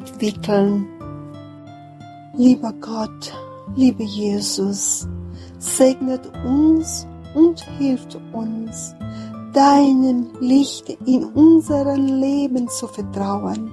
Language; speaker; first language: German; non-native, fluent; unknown